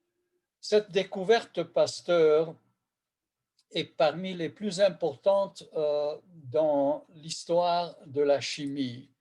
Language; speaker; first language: French; non-native, fluent; Hungarian